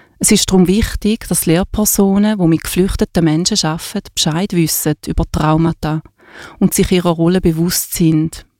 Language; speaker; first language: German; native; German